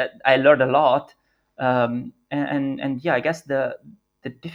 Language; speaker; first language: English; non-native, fluent; Italian